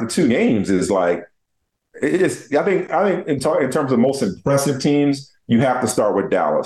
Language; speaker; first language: English; native; English